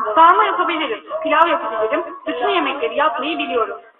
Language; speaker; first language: Turkish; non-native, fluent; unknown